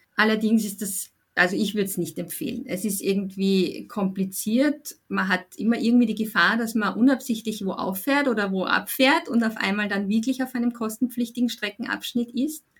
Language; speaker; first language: German; native; German